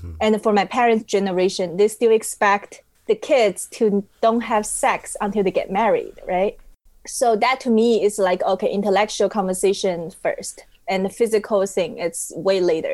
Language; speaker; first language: English; non-native, fluent; Chinese